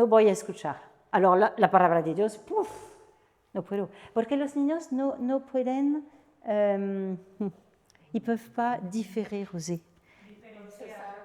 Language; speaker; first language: Spanish; non-native, fluent; French